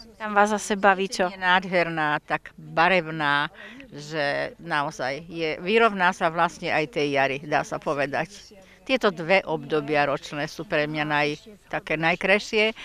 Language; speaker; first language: Slovak; native; Slovak